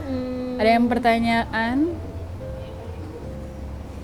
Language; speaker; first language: Indonesian; native; Indonesian